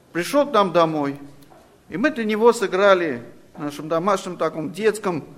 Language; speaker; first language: Russian; non-native, fluent; Armenian